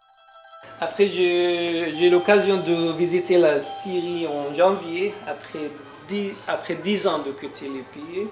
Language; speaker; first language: French; non-native, fluent; Arabic